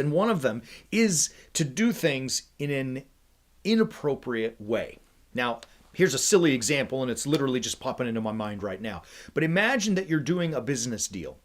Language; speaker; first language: English; native; English